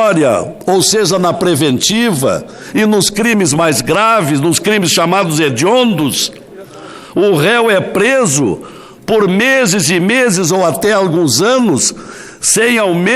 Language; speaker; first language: Portuguese; native; Portuguese